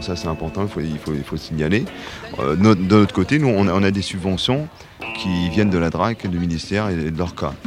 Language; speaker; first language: French; native; French